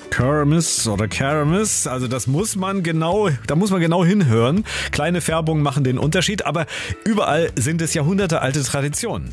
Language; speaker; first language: German; native; German